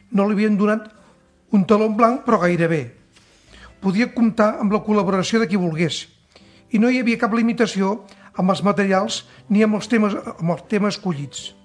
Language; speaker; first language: Catalan; native; Catalan